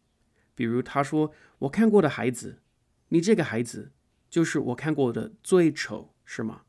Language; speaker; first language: Chinese; non-native, fluent; English